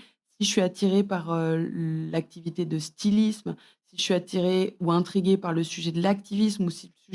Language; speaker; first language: French; native; French